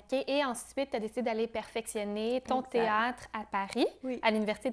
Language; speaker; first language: French; native; French